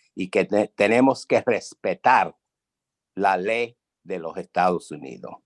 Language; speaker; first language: Spanish; early bilingual, heritage; Spanish